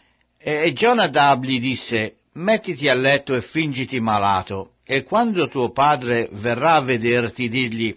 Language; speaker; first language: Italian; native; Italian